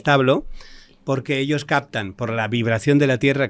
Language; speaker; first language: Spanish; native; Spanish